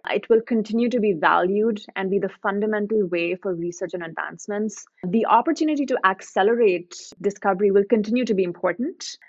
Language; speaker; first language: English; non-native, local second language; Hindi